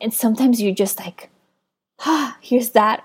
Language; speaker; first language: English; native; English